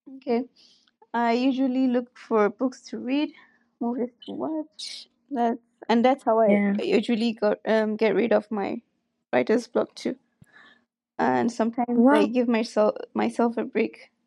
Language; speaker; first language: English; non-native, local second language; Hausa